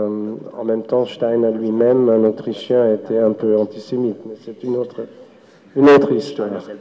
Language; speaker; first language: French; non-native, fluent; German